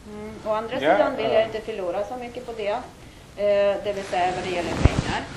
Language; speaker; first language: Swedish; non-native, fluent; Russian